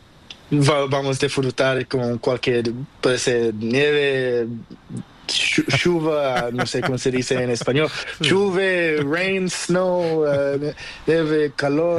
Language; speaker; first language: Spanish; non-native, learner; Portuguese